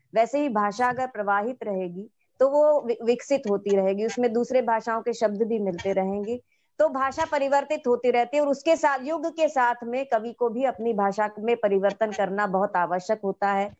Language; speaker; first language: Hindi; non-native, local second language; Marathi